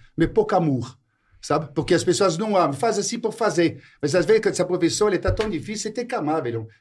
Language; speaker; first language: Portuguese; non-native, fluent; French